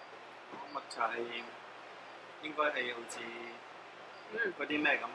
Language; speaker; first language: Spanish; non-native, learner; Chinese